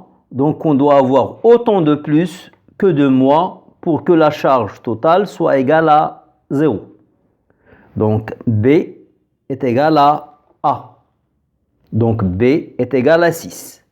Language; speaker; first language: French; non-native, local second language; Arabic